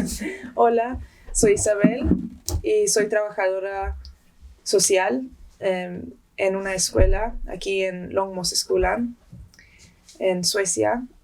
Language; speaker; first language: Spanish; early bilingual, heritage; Spanish